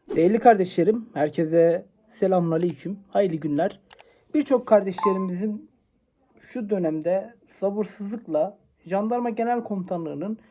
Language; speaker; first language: Turkish; native; Turkish